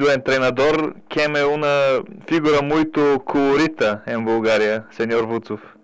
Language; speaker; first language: Portuguese; non-native, learner; Bulgarian